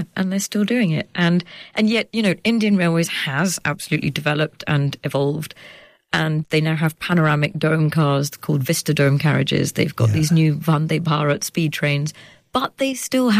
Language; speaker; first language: English; native; English